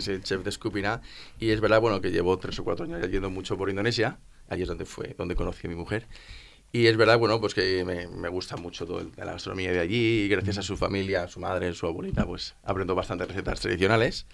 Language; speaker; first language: Spanish; native; Spanish